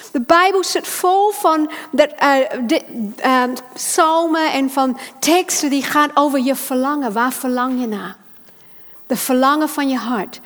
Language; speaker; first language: Dutch; non-native, fluent; English